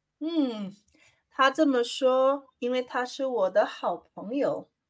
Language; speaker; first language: Chinese; non-native, learner; Spanish